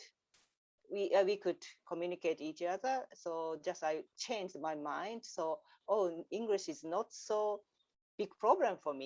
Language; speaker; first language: English; non-native, learner; Japanese